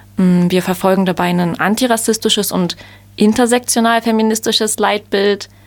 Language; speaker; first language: German; native; German